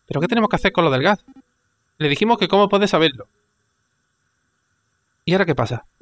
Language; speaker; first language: Spanish; native; Spanish